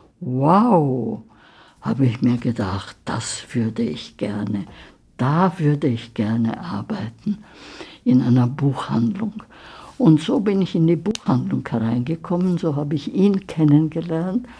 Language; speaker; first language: German; early bilingual, heritage; German